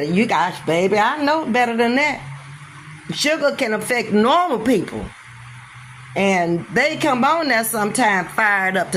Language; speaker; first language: English; native; English